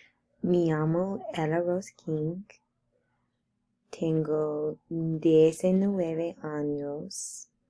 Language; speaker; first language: Spanish; non-native, learner; English